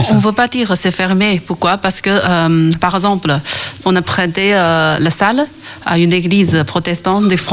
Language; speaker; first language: French; non-native, fluent; Chinese